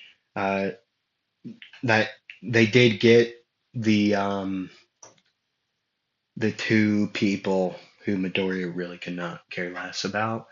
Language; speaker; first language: English; native; English